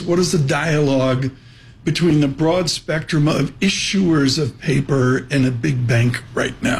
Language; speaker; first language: English; native; English